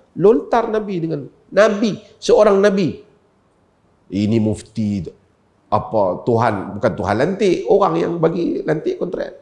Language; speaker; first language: Malay; native; Malay